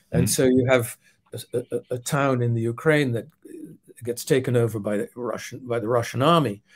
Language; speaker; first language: English; non-native, fluent; Dutch